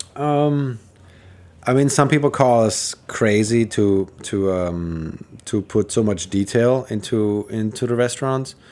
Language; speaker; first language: English; non-native, fluent; German